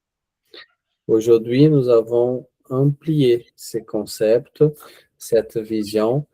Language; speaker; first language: French; non-native, fluent; Portuguese